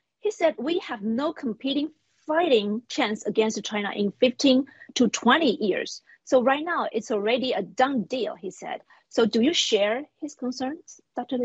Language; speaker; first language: English; non-native, fluent; Chinese